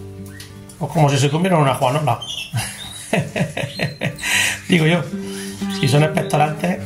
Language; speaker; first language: Spanish; native; Spanish